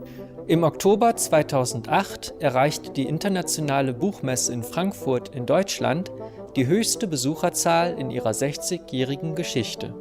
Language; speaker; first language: German; native; German